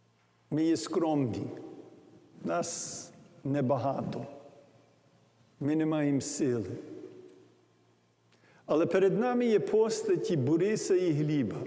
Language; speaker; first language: Ukrainian; early bilingual, heritage; English